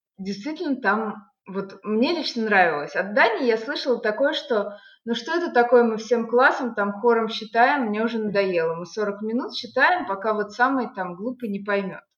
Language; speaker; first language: Russian; native; Russian